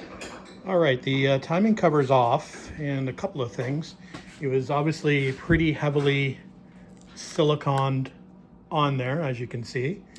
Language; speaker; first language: English; native; English